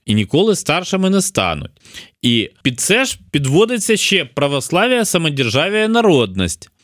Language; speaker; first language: Ukrainian; non-native, local second language; Russian